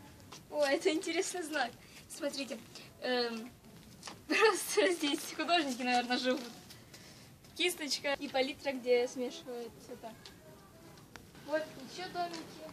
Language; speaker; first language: Russian; native; Russian